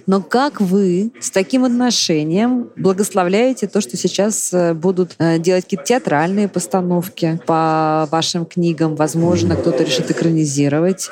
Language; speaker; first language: Russian; native; Russian